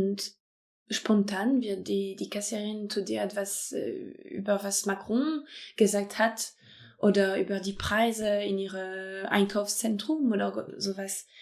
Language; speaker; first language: German; non-native, fluent; French